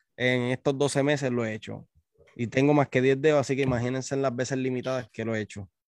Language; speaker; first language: Spanish; native; Spanish